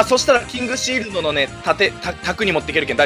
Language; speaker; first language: Japanese; native; Japanese